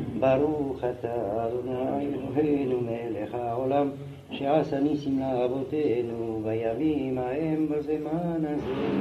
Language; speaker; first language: Hebrew; non-native, fluent; French